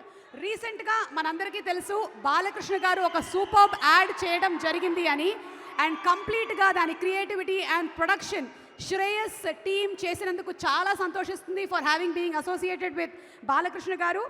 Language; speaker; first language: Telugu; native; Telugu